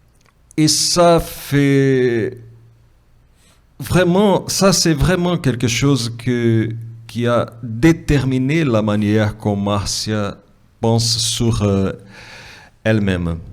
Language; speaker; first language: French; non-native, fluent; Portuguese